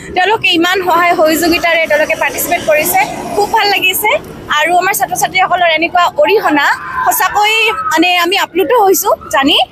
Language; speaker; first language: Assamese; native; Assamese